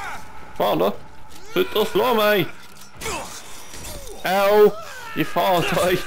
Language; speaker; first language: Swedish; non-native, learner; Norwegian